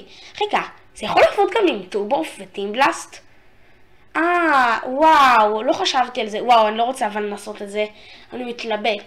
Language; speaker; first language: Hebrew; native; Hebrew